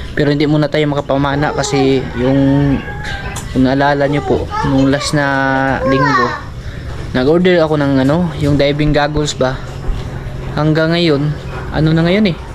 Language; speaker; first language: Filipino; non-native, local second language; Cebuano